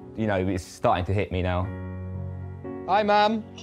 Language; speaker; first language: English; non-native, fluent; Polish